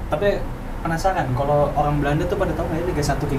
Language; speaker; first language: Indonesian; native; Indonesian